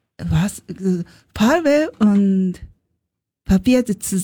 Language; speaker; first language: German; non-native, learner; Japanese